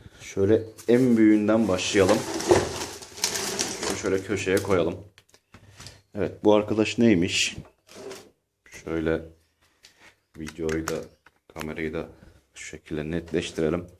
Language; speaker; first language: Turkish; native; Turkish